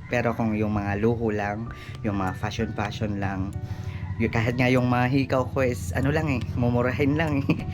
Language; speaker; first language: Filipino; non-native, local second language; Waray